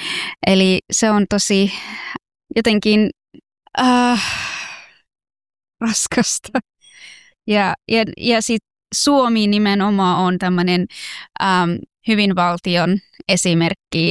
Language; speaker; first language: Finnish; non-native, fluent; Persian